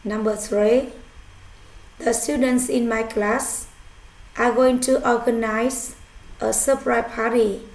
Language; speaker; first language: English; non-native, fluent; Vietnamese